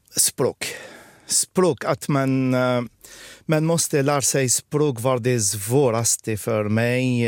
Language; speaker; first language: Swedish; non-native, fluent; Arabic